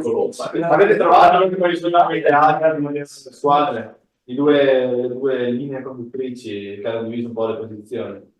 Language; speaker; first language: Italian; native; Italian